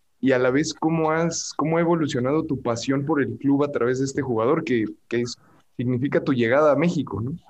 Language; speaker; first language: Spanish; native; Spanish